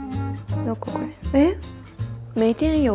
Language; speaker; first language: Chinese; non-native, fluent; Japanese